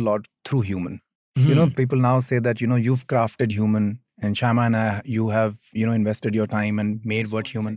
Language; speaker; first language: English; non-native, local second language; Hindi